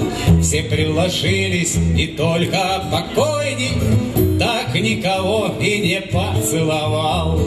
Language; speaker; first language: Russian; native; Russian